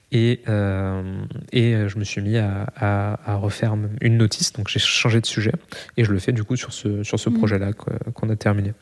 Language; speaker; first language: French; native; French